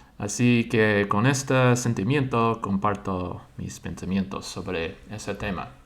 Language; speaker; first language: Spanish; non-native, fluent; English